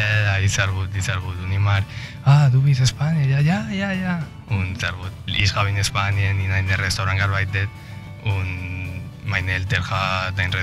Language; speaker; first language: German; non-native, learner; Spanish